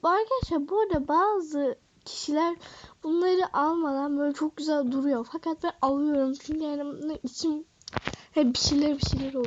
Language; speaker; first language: Turkish; native; Turkish